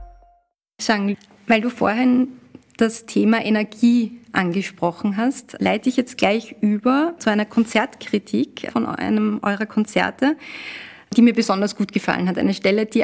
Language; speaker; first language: German; native; German